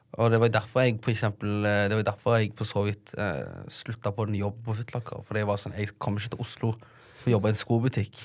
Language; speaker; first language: Norwegian; early bilingual, other home language; Tigrinya